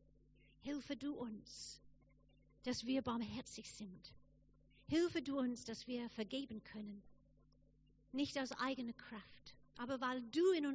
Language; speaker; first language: German; non-native, fluent; English